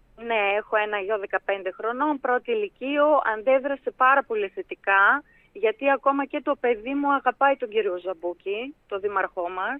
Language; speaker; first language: Greek; non-native, fluent; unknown